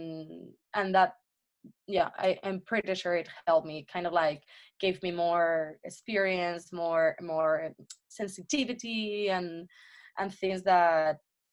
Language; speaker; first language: English; non-native, fluent; Spanish